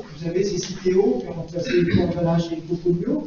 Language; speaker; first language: French; native; French